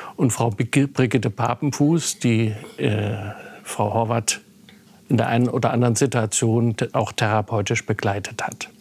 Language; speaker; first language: German; native; German